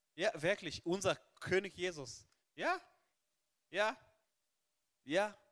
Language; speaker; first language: German; non-native, fluent; Swahili